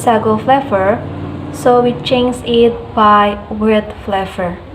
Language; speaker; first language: English; non-native, learner; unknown